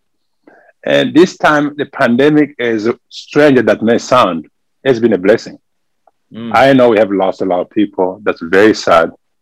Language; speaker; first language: English; non-native, fluent; French